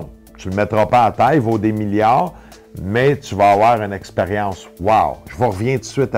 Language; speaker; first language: French; native; French